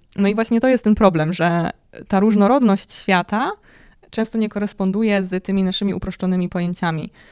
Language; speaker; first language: Polish; native; Polish